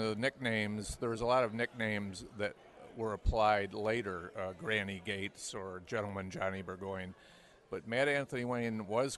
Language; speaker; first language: English; native; English